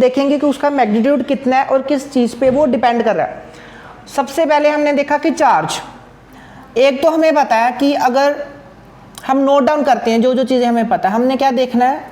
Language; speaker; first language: Hindi; non-native, local second language; Punjabi